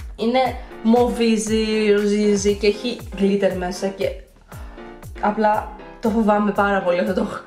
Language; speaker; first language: Greek; early bilingual, heritage; Greek